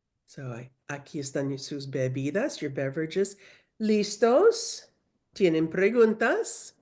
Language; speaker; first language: Spanish; non-native, learner; English